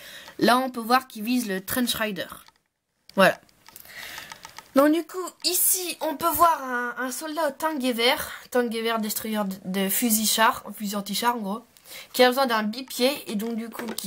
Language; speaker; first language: French; native; French